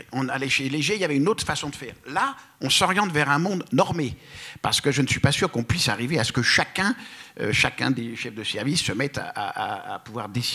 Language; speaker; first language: French; native; French